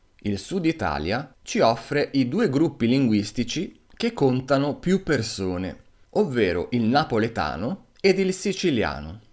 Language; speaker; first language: Italian; native; Italian